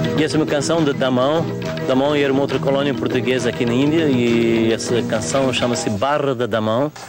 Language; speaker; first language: Portuguese; non-native, local second language; Konkani